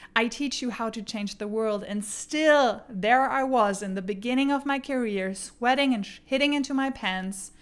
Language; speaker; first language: English; non-native, fluent; German